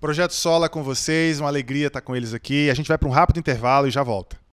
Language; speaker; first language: Portuguese; native; Portuguese